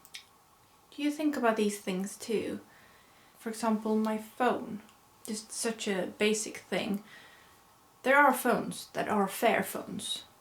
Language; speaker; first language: English; non-native, fluent; Swedish